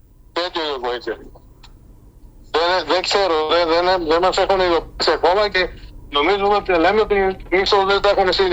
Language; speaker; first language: Greek; early bilingual, heritage; Spanish